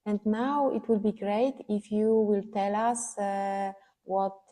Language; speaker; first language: English; non-native, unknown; Polish